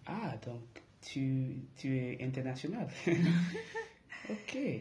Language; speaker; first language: French; early bilingual, other home language; English